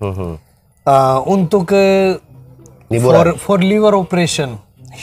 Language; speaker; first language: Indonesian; non-native, learner; Hindi